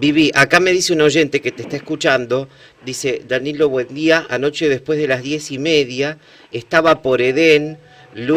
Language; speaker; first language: Spanish; native; Spanish